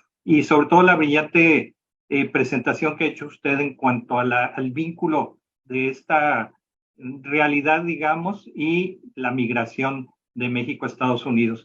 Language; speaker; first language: Spanish; native; Spanish